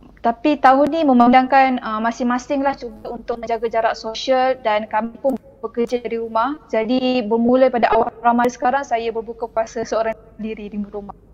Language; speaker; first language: Malay; native; Malay